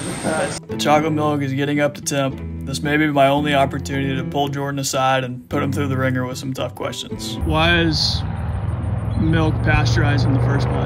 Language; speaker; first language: English; native; English